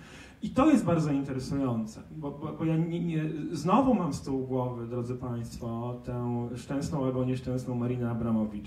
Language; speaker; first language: Polish; native; Polish